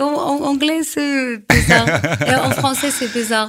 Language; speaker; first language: French; non-native, learner; Arabic